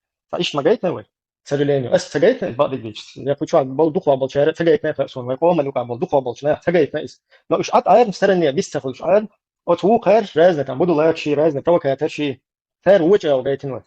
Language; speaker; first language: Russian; non-native, local second language; Chechen